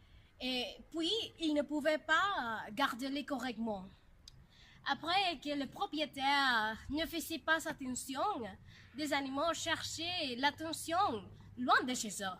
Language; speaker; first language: French; non-native, learner; Spanish